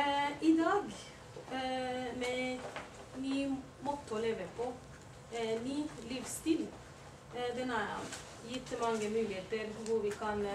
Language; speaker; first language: Norwegian; non-native, learner; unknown